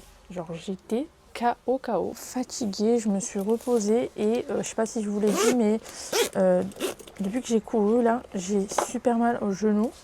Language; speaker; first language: French; native; French